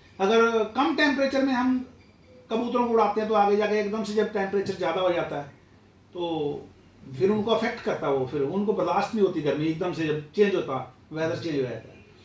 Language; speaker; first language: Hindi; non-native, local second language; Punjabi